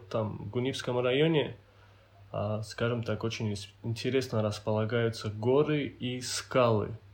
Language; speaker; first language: Russian; non-native, local second language; Avaric